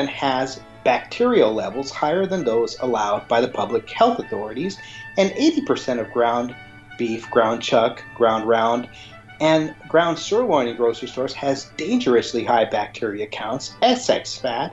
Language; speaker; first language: English; native; English